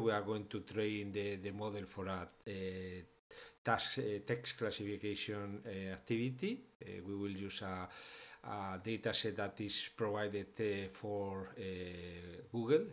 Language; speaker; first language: English; non-native, fluent; Spanish